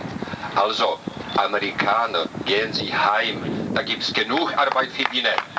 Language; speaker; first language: German; non-native, learner; Czech